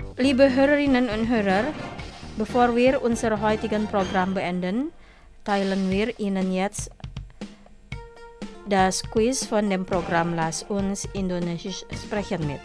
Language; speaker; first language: German; non-native, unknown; Indonesian